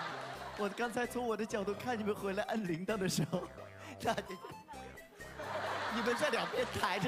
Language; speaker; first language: Chinese; native; Chinese